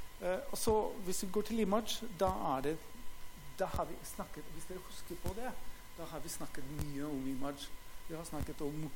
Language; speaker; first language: Norwegian; non-native, fluent; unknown